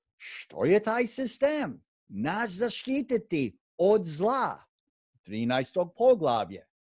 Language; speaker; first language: Croatian; early bilingual, heritage; Croatian